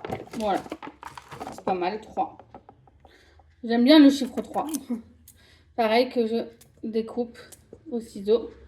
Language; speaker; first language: French; native; French